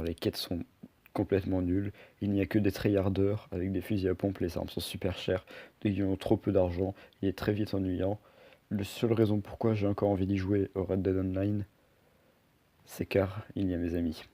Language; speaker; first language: French; native; French